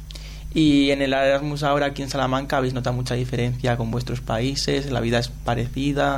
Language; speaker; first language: Spanish; native; Spanish